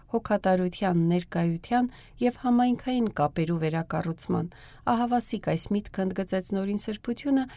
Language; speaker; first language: Armenian; early bilingual, heritage; Armenian